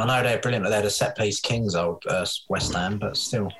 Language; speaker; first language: English; native; English